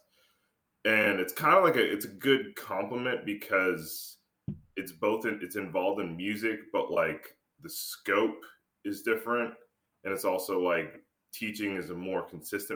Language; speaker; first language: English; native; English